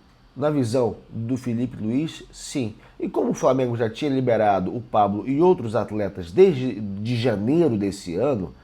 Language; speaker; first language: Portuguese; native; Portuguese